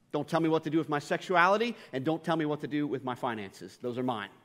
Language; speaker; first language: English; native; English